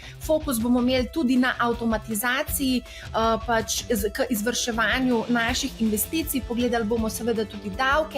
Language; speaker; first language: Slovenian; native; Slovenian